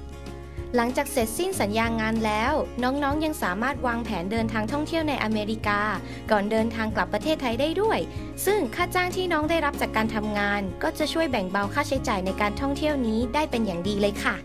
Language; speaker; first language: Thai; native; Thai